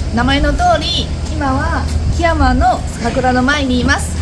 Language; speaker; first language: Japanese; non-native, fluent; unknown